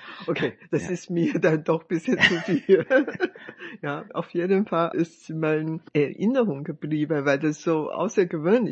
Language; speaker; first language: German; non-native, fluent; Chinese